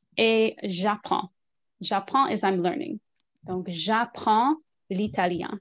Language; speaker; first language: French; non-native, fluent; English